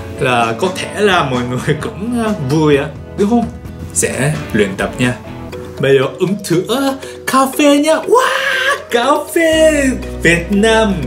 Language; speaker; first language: Vietnamese; non-native, learner; Japanese